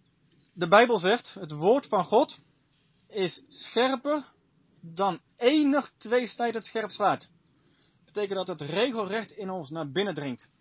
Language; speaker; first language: Dutch; native; Dutch